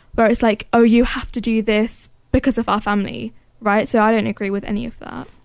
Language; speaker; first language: English; early bilingual, other home language; Arabic